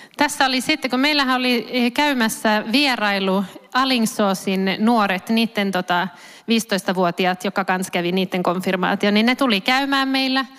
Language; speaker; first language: Finnish; early bilingual, heritage; Finnish